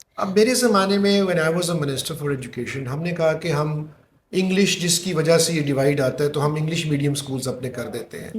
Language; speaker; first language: Urdu; non-native, local second language; Punjabi